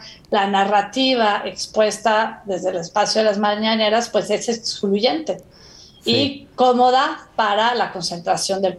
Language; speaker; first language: Spanish; native; Spanish